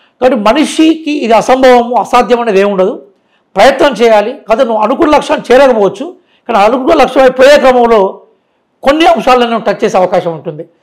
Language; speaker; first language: Telugu; non-native, local second language; Urdu